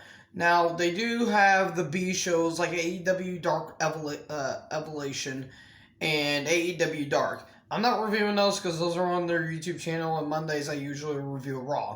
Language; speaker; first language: English; native; English